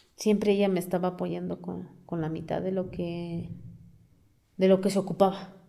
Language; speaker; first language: Spanish; non-native, local second language; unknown